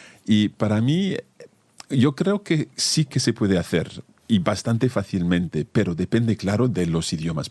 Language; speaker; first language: Spanish; non-native, fluent; English